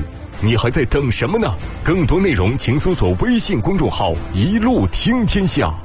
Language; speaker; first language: Chinese; native; Chinese